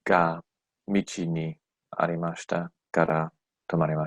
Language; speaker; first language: Japanese; non-native, learner; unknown